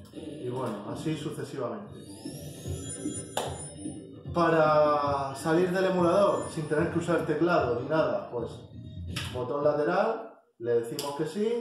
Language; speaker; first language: Spanish; native; Spanish